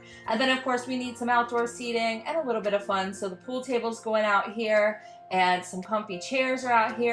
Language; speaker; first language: English; native; English